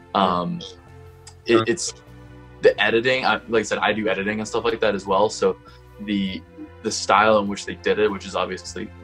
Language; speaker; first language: English; native; English